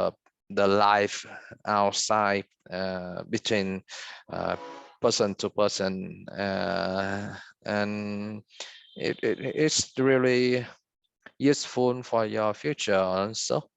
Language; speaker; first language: English; non-native, fluent; Vietnamese